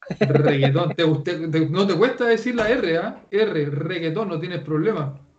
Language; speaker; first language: Spanish; native; Spanish